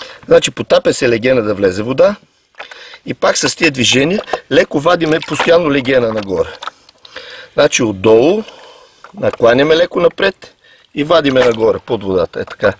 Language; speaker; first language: Bulgarian; native; Bulgarian